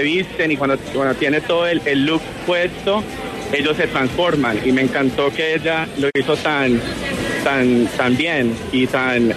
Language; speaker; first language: Spanish; early bilingual, heritage; Spanish